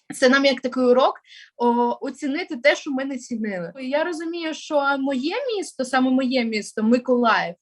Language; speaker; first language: Ukrainian; non-native, local second language; Russian